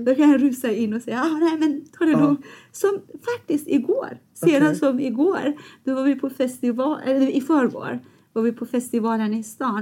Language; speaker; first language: Swedish; non-native, fluent; Persian